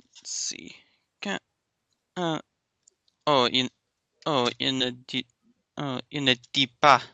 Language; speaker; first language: French; non-native, learner; English